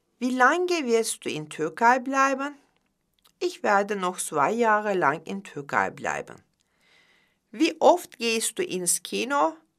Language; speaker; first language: German; non-native, fluent; Turkish